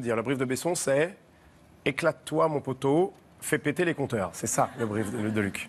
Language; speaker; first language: French; native; French